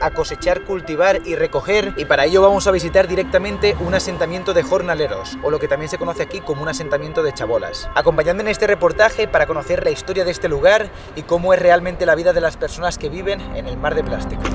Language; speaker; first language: Spanish; native; Spanish